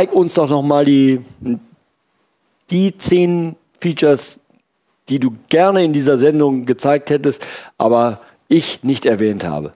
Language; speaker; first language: German; native; German